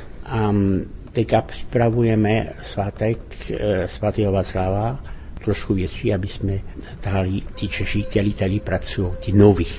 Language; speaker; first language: Czech; early bilingual, heritage; French